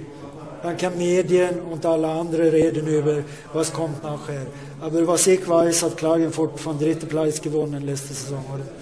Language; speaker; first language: German; non-native, learner; Swedish